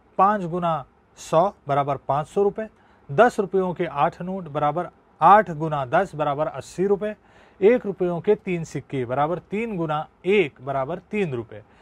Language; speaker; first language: Hindi; non-native, local second language; Marathi